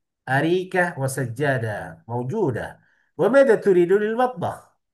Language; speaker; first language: Arabic; non-native, fluent; Indonesian